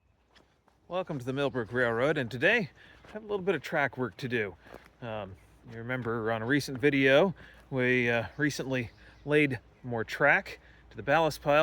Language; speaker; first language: English; native; English